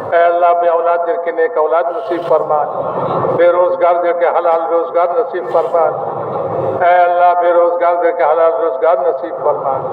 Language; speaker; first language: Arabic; non-native, fluent; Bangla